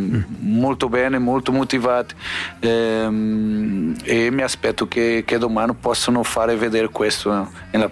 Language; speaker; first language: Italian; non-native, fluent; Portuguese